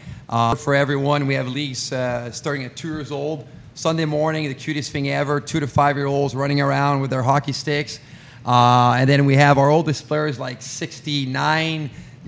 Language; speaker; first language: English; non-native, fluent; French